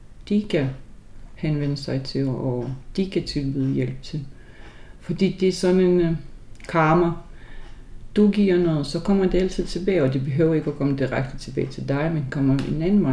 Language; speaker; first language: Danish; non-native, fluent; Lithuanian